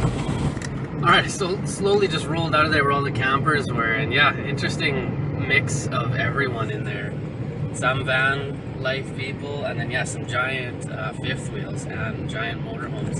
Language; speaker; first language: English; native; English